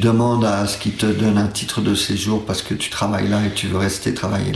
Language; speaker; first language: French; native; French